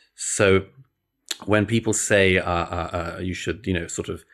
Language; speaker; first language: English; native; English